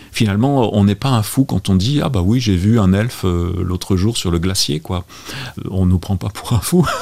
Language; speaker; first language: French; native; French